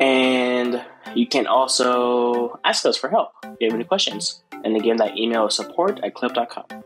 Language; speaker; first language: English; native; English